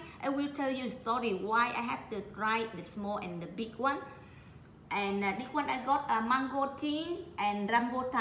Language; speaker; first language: English; non-native, learner; Vietnamese